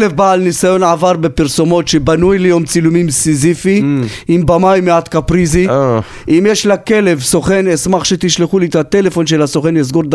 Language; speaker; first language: Hebrew; native; Hebrew